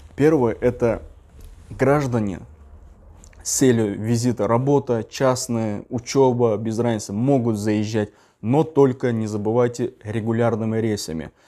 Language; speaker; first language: Russian; non-native, local second language; Uzbek